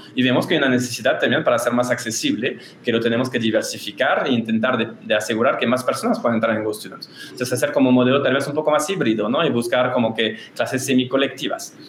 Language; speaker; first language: Spanish; non-native, fluent; French